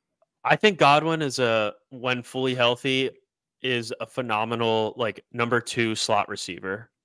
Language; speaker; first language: English; native; English